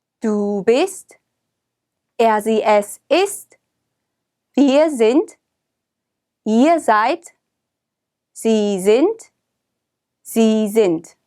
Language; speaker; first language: German; non-native, fluent; Korean